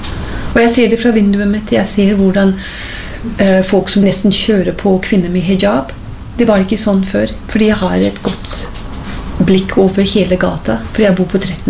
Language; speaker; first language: Norwegian; non-native, fluent; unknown